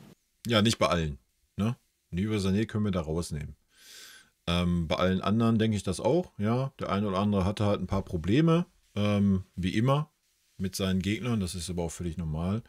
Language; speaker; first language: German; native; German